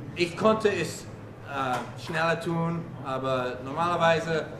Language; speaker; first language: German; non-native, learner; English